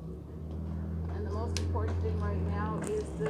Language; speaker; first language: English; native; English